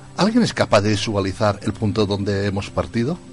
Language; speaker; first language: Spanish; native; Spanish